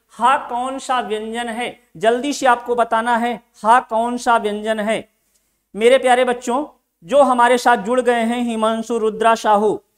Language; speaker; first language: Hindi; native; Hindi